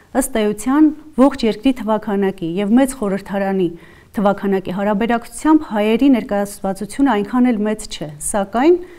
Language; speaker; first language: Armenian; native; Armenian